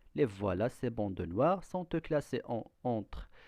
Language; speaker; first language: French; non-native, local second language; Arabic